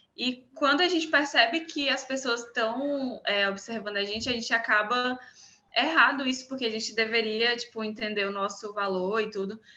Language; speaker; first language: Portuguese; native; Portuguese